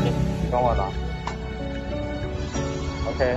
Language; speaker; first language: Chinese; non-native, fluent; Vietnamese